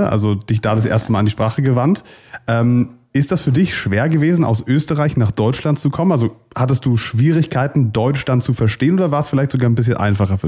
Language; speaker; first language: German; native; German